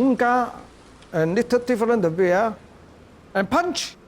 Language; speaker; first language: English; non-native, learner; Cantonese